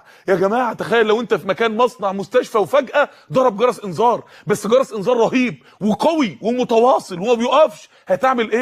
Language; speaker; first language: Arabic; native; Arabic